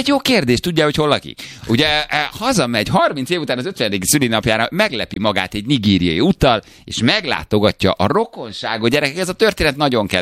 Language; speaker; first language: Hungarian; native; Hungarian